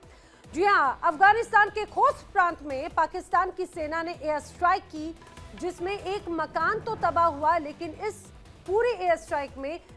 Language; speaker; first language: Hindi; native; Hindi